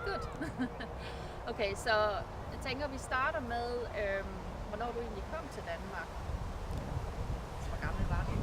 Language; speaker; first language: Danish; native; Danish